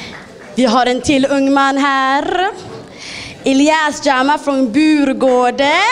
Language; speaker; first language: Swedish; early bilingual, other home language; Somali